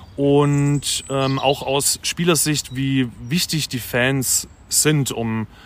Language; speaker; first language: German; native; German